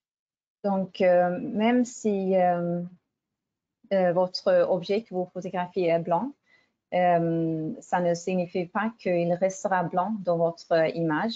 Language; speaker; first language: French; non-native, fluent; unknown